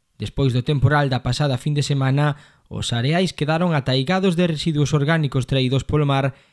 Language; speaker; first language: Galician; native; Galician